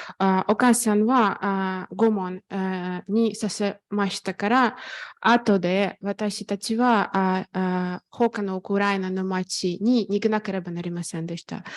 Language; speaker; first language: Japanese; non-native, fluent; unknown